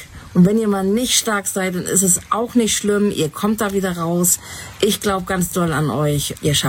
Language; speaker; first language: German; native; German